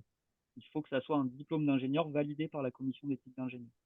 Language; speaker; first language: French; native; French